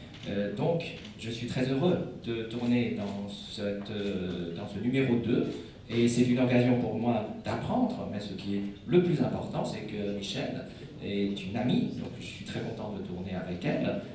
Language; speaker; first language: French; non-native, fluent; Chinese